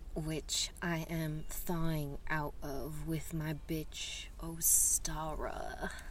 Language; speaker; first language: English; early bilingual, other home language; Spanish